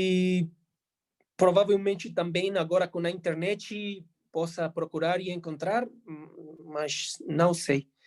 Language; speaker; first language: Portuguese; non-native, fluent; Spanish